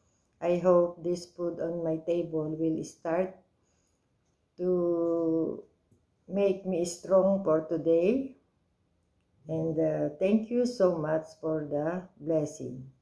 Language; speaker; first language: English; non-native, local second language; Filipino